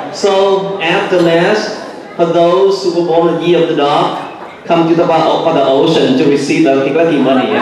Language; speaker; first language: English; non-native, fluent; Vietnamese